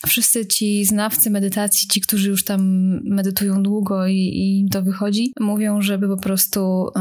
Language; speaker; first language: Polish; native; Polish